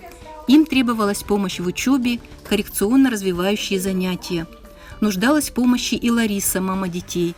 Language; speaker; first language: Russian; native; Russian